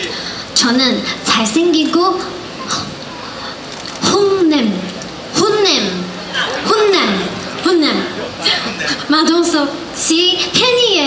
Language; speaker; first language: Korean; non-native, learner; Chinese